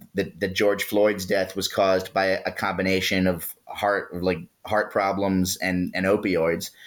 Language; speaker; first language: English; native; English